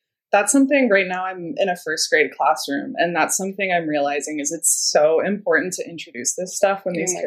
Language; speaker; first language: English; native; English